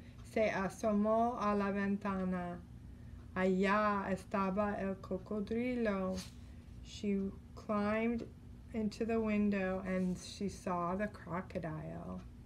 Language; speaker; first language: English; native; English